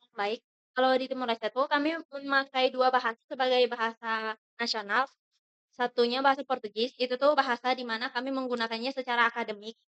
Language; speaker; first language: Indonesian; non-native, fluent; Tetum